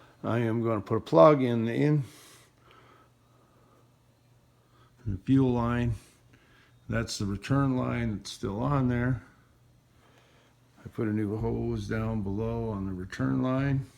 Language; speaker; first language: English; native; English